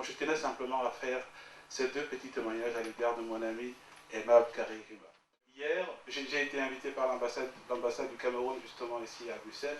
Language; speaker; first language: French; native; French